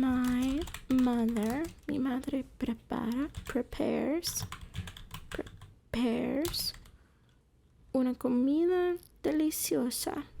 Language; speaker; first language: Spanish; non-native, fluent; English